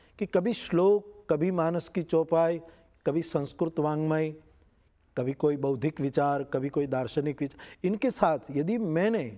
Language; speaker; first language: Hindi; non-native, local second language; Gujarati